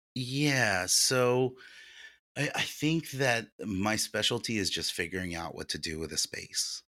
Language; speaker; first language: English; early bilingual, other home language; Russian